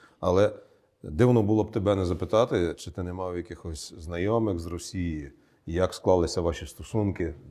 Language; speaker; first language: Ukrainian; native; Ukrainian